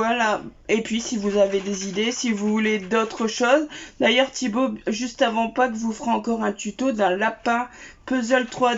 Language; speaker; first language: French; native; French